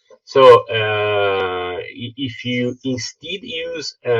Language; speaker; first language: English; non-native, fluent; Italian